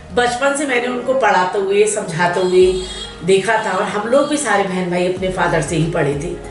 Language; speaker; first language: Hindi; native; Hindi